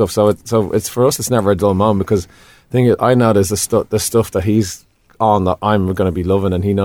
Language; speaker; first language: English; native; English